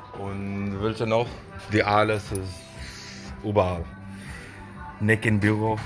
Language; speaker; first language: German; non-native, learner; Urdu